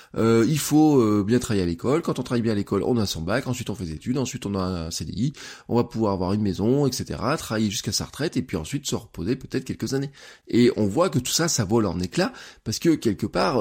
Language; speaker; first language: French; native; French